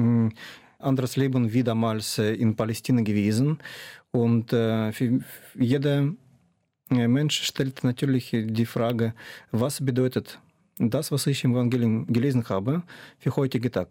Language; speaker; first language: German; non-native, fluent; Russian